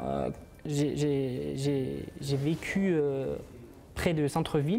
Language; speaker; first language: French; non-native, fluent; Uzbek